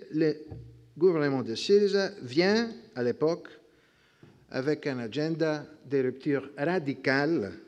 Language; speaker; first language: French; non-native, fluent; Greek